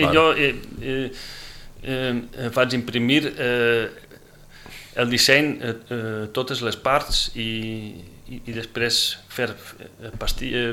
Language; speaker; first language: Catalan; non-native, fluent; Dutch